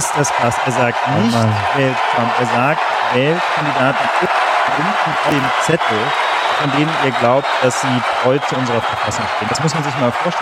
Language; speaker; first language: German; native; German